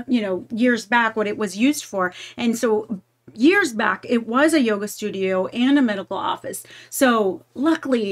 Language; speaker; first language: English; native; English